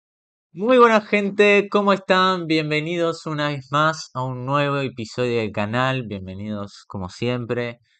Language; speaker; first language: Spanish; native; Spanish